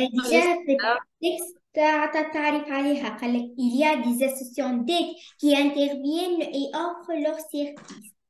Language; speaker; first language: French; non-native, learner; Arabic